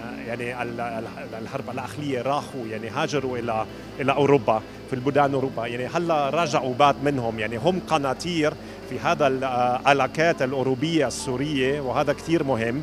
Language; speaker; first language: Arabic; non-native, fluent; German